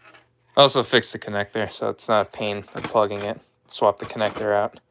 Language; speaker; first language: English; native; English